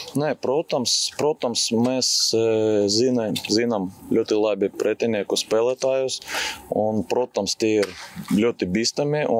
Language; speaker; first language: Latvian; non-native, local second language; Russian